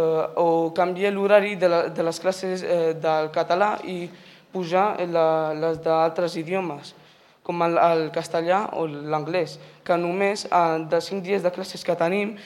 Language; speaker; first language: Catalan; non-native, local second language; Spanish